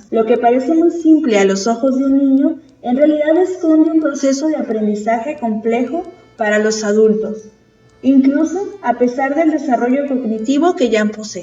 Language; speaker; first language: Spanish; native; Spanish